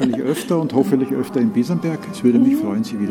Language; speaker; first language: German; native; German